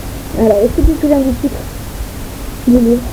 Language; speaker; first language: French; native; French